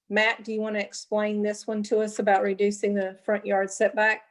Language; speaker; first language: English; native; English